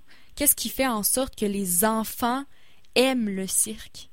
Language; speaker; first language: French; native; French